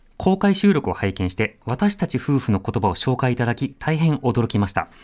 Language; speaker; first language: Japanese; native; Japanese